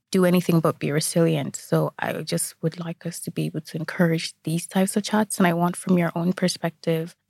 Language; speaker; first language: English; non-native, local second language; Igbo